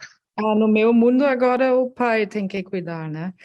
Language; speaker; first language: Portuguese; non-native, fluent; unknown